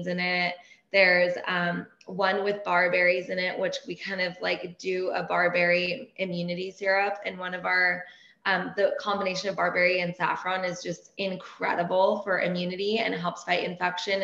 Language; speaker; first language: English; early bilingual, other home language; Persian